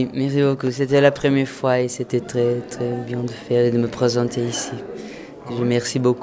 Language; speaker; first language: French; non-native, fluent; Portuguese